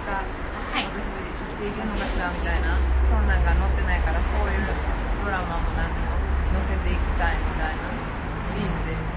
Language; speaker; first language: Japanese; native; Japanese